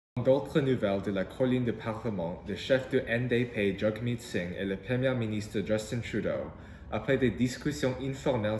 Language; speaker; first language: French; non-native, learner; English